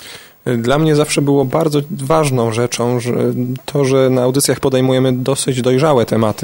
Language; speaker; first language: Polish; native; Polish